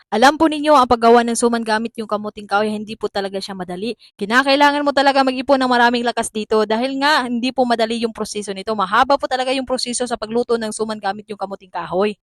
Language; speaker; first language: Filipino; non-native, local second language; Cebuano